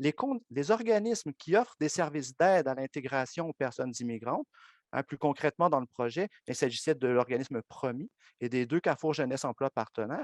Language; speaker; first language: French; native; French